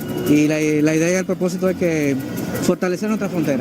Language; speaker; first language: Spanish; native; Spanish